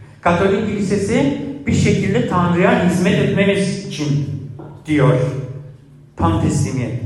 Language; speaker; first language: Turkish; non-native, fluent; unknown